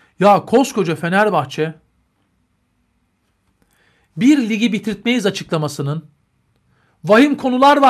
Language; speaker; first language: Turkish; native; Turkish